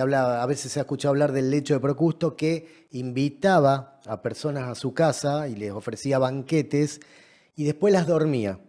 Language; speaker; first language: Spanish; native; Spanish